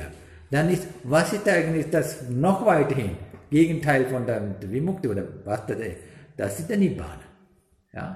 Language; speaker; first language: German; non-native, learner; Sinhala